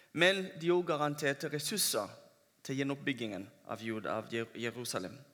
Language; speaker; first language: Norwegian; non-native, fluent; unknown